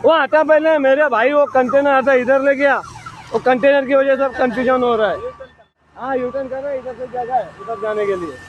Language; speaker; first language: Hindi; non-native, local second language; Marathi